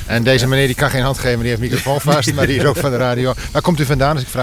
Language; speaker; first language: Dutch; native; Dutch